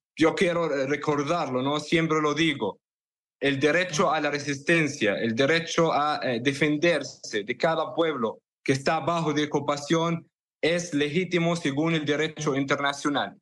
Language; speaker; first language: Spanish; non-native, fluent; Arabic